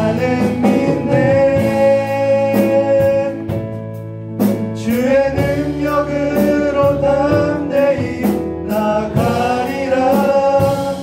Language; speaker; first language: Korean; native; Korean